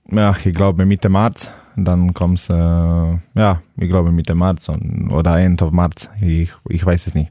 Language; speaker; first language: German; non-native, learner; Slovenian